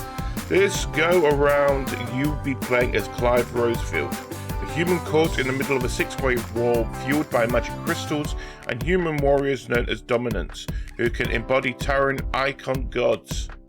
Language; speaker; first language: English; native; English